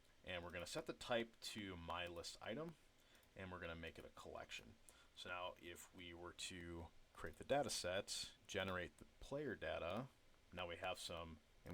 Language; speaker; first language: English; native; English